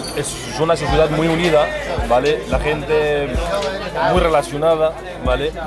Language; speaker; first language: Spanish; non-native, fluent; Arabic